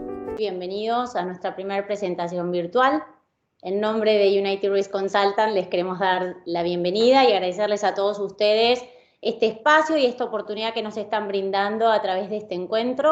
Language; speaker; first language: Spanish; native; Spanish